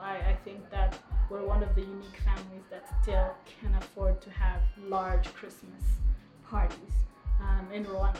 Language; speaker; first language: English; non-native, local second language; Kinyarwanda